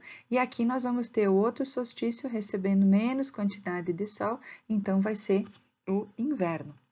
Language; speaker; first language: Portuguese; native; Portuguese